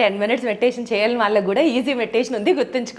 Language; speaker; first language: Telugu; native; Telugu